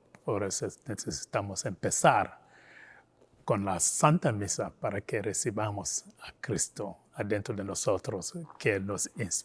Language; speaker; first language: Spanish; non-native, fluent; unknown